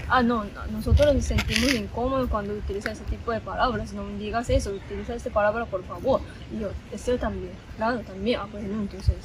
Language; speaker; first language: Spanish; non-native, learner; Japanese